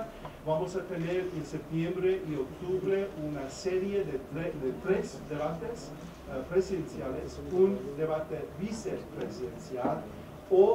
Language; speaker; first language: Spanish; non-native, fluent; English